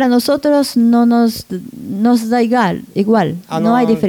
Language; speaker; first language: Spanish; non-native, learner; Japanese